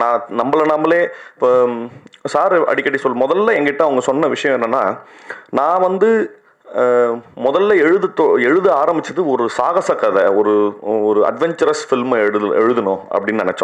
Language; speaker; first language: Tamil; native; Tamil